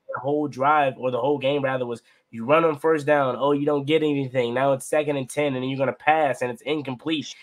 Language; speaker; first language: English; native; English